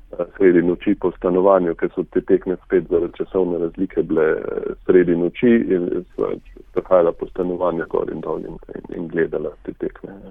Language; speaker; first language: Slovenian; native; Slovenian